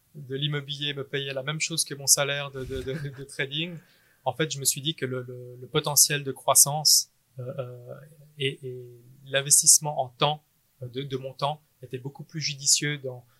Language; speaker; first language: French; native; French